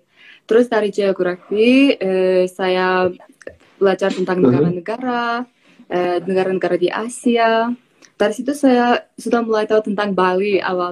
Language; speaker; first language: Indonesian; non-native, fluent; Azerbaijani